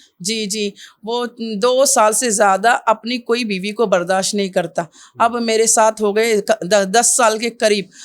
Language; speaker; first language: Urdu; native; Urdu